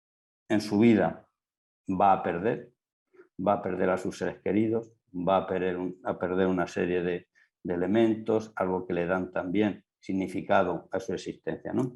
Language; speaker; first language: Spanish; native; Spanish